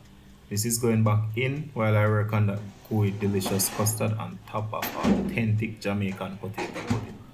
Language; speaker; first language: English; native; English